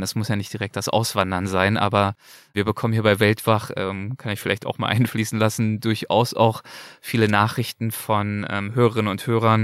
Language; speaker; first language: German; native; German